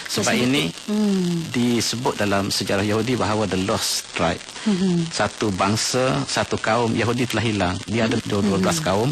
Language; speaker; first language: Malay; native; Malay